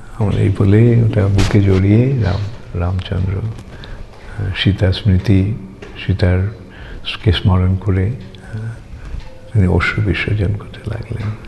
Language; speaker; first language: Bangla; native; Bangla